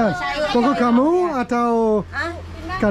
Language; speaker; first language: Indonesian; non-native, learner; English